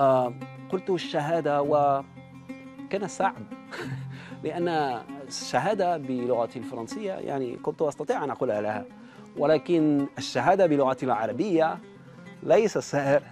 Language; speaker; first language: Arabic; non-native, fluent; French